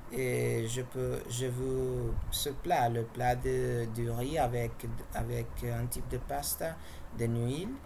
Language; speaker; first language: French; non-native, learner; Spanish